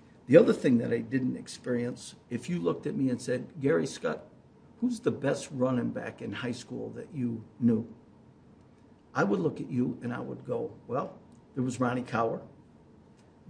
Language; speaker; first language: English; native; English